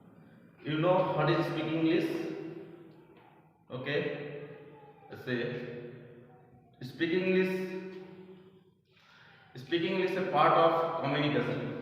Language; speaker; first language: English; non-native, local second language; Bangla